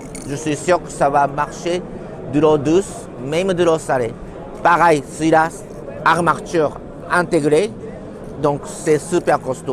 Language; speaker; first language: French; non-native, learner; Japanese